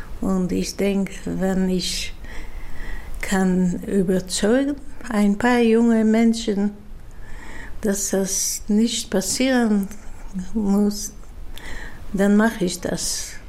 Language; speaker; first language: German; non-native, fluent; Dutch